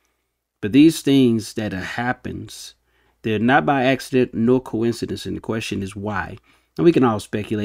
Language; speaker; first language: English; native; English